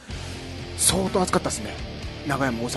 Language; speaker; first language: Japanese; native; Japanese